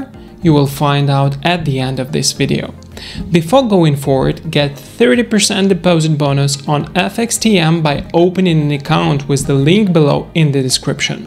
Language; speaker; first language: English; non-native, fluent; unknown